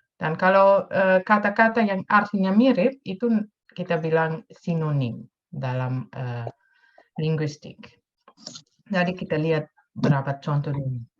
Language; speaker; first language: Indonesian; non-native, fluent; Dutch